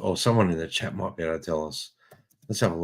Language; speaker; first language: English; native; English